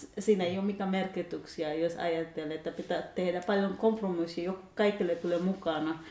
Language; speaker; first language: Finnish; non-native, learner; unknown